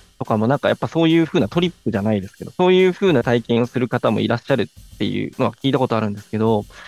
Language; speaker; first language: Japanese; native; Japanese